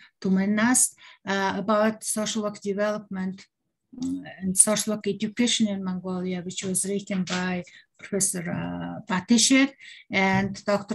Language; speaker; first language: English; non-native, learner; Mongolian